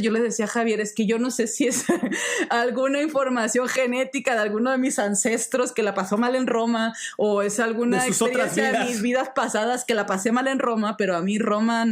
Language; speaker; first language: Spanish; native; Spanish